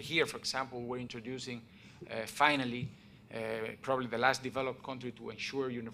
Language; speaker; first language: English; non-native, fluent; Spanish